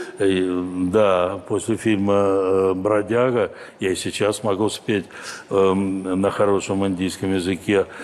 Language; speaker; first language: Russian; native; Russian